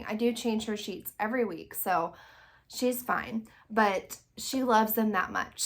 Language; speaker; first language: English; native; English